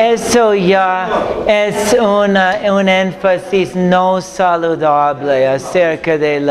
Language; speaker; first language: Spanish; non-native, fluent; English